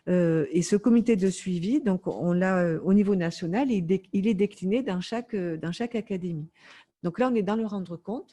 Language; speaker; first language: French; native; French